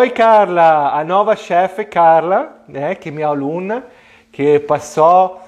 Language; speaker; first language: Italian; non-native, learner; Portuguese